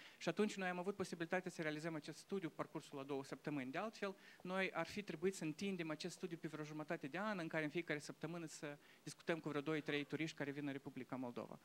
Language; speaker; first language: Romanian; non-native, local second language; Russian